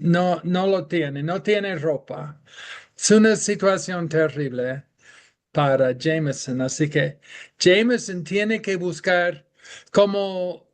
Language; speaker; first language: Spanish; non-native, fluent; English